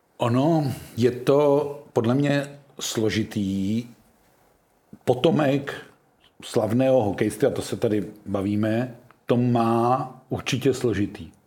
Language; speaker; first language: Czech; native; Czech